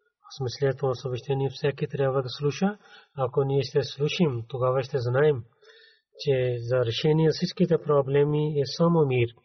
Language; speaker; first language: Bulgarian; non-native, fluent; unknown